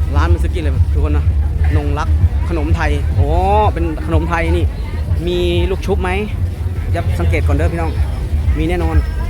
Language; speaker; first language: Thai; native; Thai